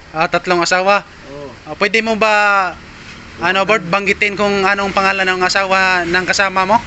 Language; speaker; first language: Filipino; native; Filipino